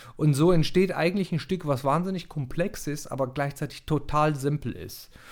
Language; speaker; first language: German; early bilingual, other home language; Persian